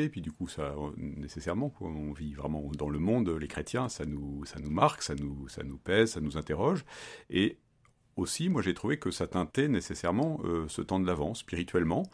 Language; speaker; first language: French; native; French